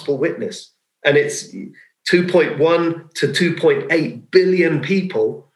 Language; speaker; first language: English; native; English